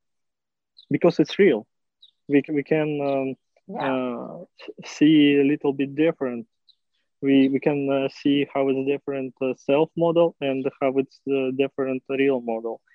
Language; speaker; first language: English; non-native, learner; Russian